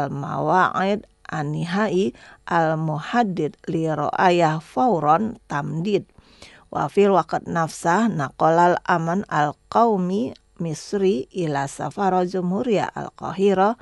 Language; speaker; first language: Arabic; non-native, fluent; Indonesian